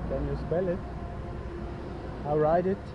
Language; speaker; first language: English; non-native, fluent; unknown